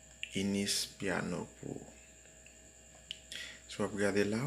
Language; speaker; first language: French; non-native, learner; Haitian Creole